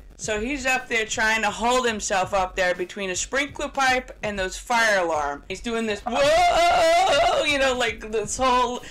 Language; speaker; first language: English; native; English